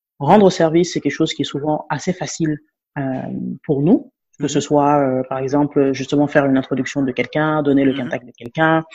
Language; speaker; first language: French; non-native, local second language; Wolof